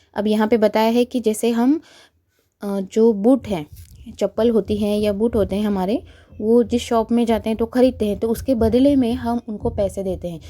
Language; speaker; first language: Hindi; non-native, local second language; Marathi